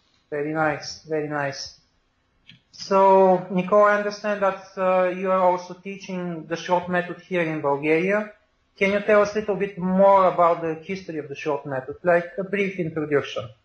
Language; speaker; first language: English; non-native, fluent; Bulgarian